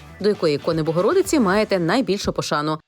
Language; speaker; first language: Ukrainian; native; Ukrainian